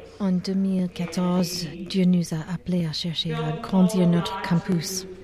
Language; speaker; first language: French; non-native, learner; English